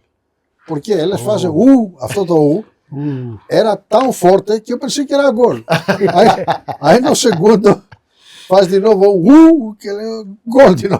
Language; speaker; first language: Portuguese; non-native, fluent; Greek